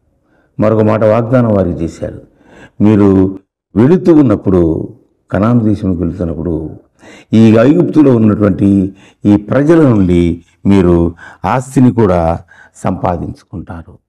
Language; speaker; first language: Telugu; native; Telugu